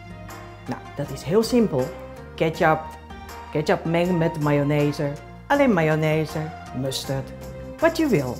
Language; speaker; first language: Dutch; non-native, learner; Japanese